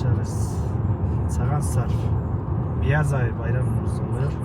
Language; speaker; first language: Turkish; non-native, fluent; Mongolian